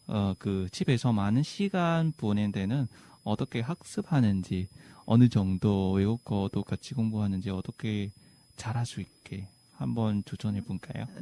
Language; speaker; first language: Korean; non-native, fluent; Vietnamese